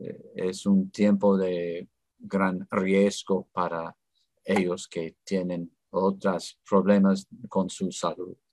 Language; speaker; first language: Spanish; non-native, fluent; English